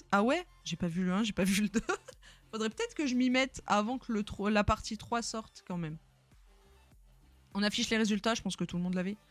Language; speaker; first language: French; native; French